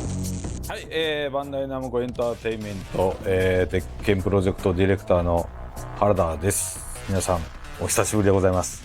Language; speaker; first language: Japanese; native; Japanese